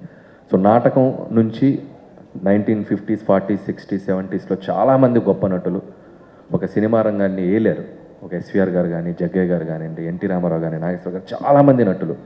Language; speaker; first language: Telugu; native; Telugu